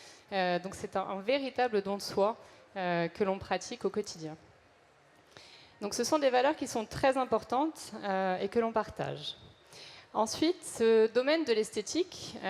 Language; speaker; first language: French; native; French